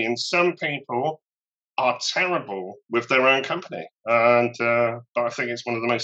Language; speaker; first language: English; native; English